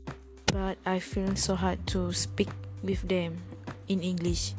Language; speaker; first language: English; non-native, learner; Malay